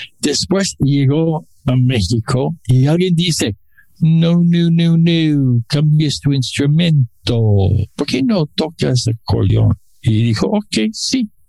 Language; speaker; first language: Spanish; non-native, learner; English